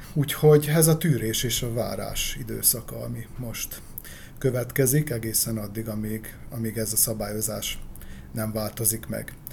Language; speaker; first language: Hungarian; native; Hungarian